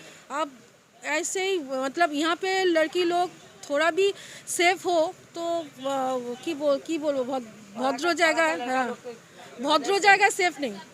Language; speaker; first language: Hindi; non-native, local second language; Bangla